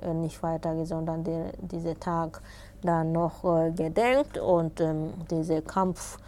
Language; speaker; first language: German; non-native, fluent; Japanese